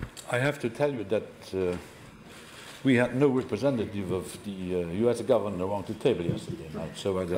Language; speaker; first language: English; non-native, fluent; Luxembourgish